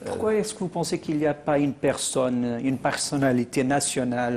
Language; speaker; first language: French; non-native, fluent; Portuguese